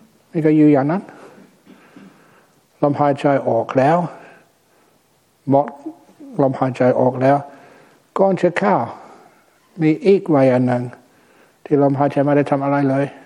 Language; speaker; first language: Thai; non-native, fluent; English